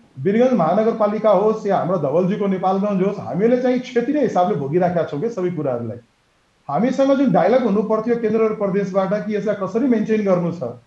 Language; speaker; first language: Nepali; native; Nepali